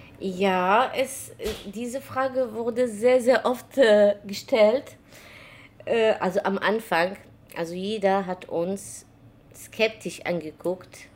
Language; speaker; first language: German; early bilingual, other home language; Arabic